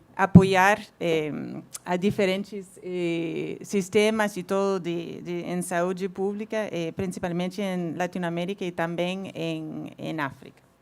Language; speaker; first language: Portuguese; non-native, learner; English